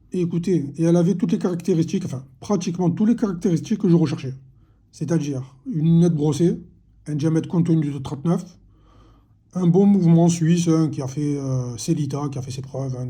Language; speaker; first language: French; native; French